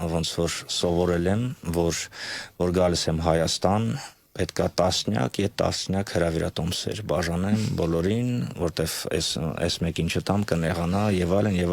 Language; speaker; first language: Armenian; native; Armenian